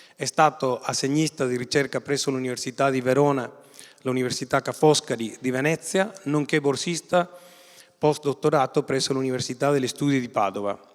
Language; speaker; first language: Italian; native; Italian